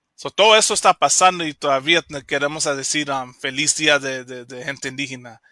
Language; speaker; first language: Spanish; early bilingual, heritage; Spanish